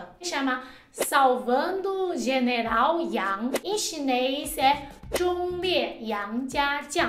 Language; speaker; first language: Portuguese; non-native, fluent; Chinese